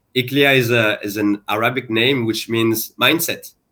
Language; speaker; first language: English; non-native, fluent; French